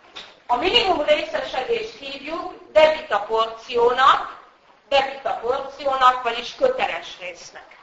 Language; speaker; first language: Hungarian; native; Hungarian